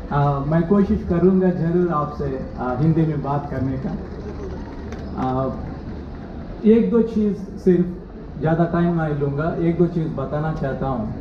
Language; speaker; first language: Hindi; non-native, local second language; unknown